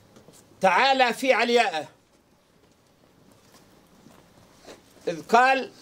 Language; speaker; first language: Arabic; native; Arabic